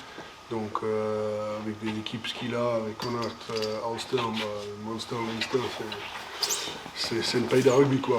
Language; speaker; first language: French; non-native, fluent; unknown